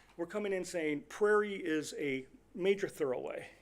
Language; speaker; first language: English; native; English